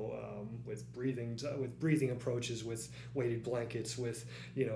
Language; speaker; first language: English; native; English